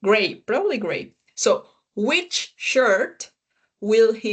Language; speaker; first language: English; non-native, fluent; Spanish